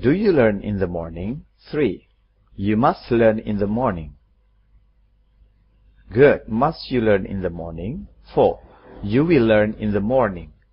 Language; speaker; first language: English; non-native, fluent; Indonesian